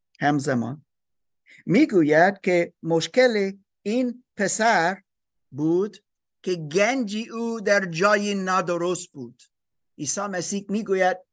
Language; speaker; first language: Persian; non-native, learner; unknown